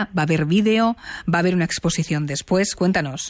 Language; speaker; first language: Spanish; native; Spanish